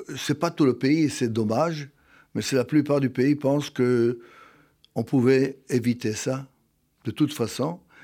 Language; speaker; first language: French; non-native, fluent; Hebrew